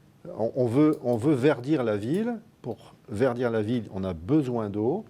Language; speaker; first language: French; native; French